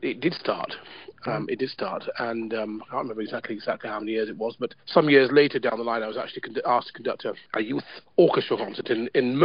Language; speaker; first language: English; native; English